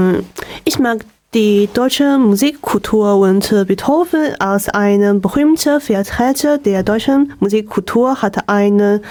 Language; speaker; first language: German; non-native, learner; Chinese